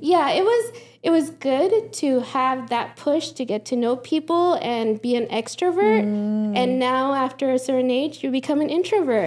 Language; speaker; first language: English; early bilingual, other home language; Spanish